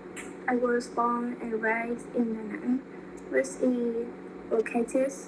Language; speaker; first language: English; non-native, learner; Vietnamese